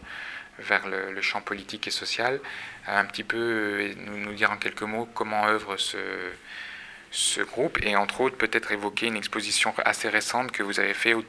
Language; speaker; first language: French; native; French